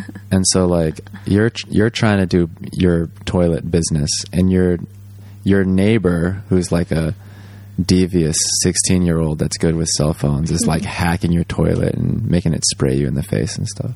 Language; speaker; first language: English; native; English